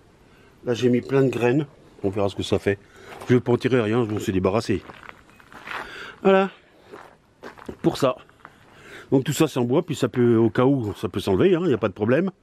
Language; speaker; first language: French; native; French